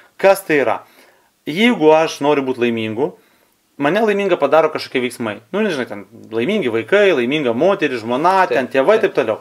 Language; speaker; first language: Lithuanian; non-native, local second language; Russian